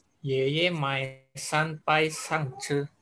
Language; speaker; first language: Chinese; non-native, learner; Indonesian